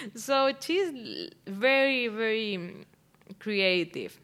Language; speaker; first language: English; non-native, fluent; Spanish